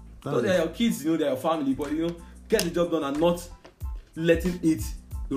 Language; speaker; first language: English; non-native, local second language; Yoruba